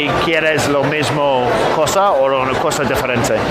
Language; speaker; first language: Spanish; non-native, learner; English